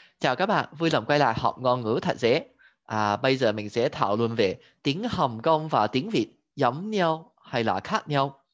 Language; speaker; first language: Vietnamese; non-native, fluent; Cantonese